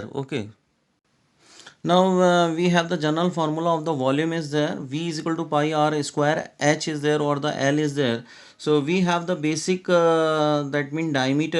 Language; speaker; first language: English; non-native, local second language; Hindi